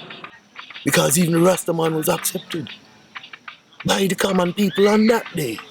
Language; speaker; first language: English; native; English